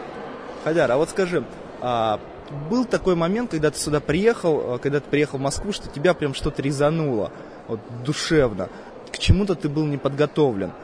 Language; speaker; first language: Russian; native; Russian